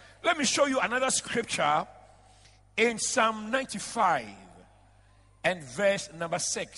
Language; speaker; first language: English; non-native, local second language; Akan